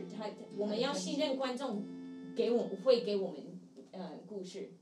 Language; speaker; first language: Chinese; non-native, fluent; English